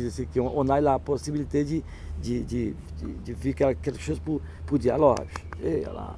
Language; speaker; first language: French; non-native, learner; Portuguese